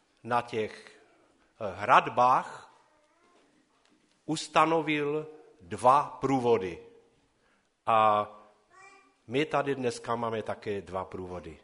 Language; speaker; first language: Czech; non-native, local second language; Polish